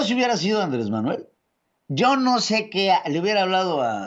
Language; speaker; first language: Spanish; native; Spanish